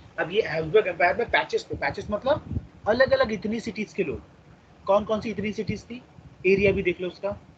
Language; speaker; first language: Hindi; non-native, local second language; Marathi